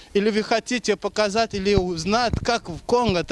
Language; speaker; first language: Russian; non-native, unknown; Lingala